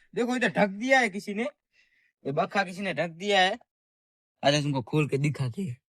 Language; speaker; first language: Hindi; non-native, local second language; Gujarati